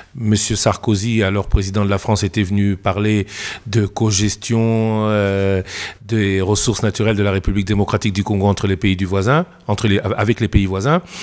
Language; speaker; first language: French; non-native, local second language; Lingala